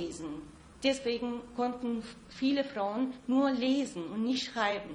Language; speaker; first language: German; non-native, fluent; Persian